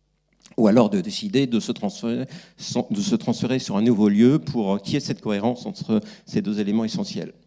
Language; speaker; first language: French; native; French